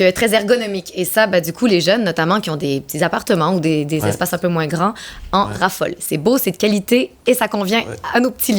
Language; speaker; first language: French; native; French